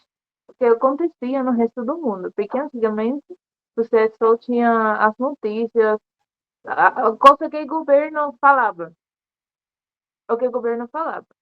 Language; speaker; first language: Portuguese; non-native, learner; Spanish